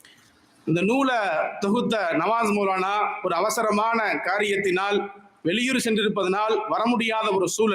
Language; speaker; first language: Tamil; native; Tamil